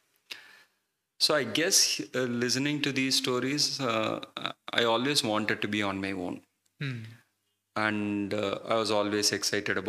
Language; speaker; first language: English; non-native, local second language; Malayalam